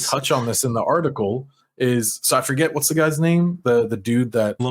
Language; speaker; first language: English; native; English